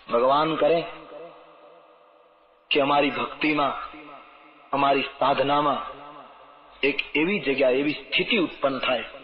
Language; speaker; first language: Hindi; non-native, local second language; Gujarati